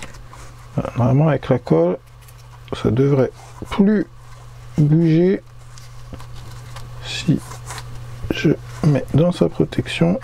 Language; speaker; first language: French; native; French